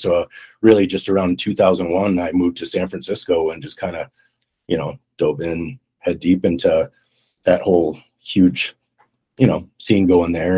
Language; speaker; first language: English; native; English